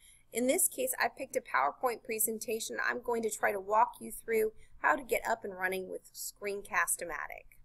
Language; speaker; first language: English; native; English